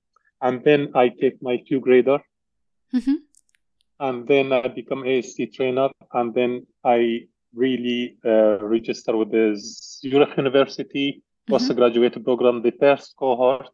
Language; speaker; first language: English; non-native, learner; Arabic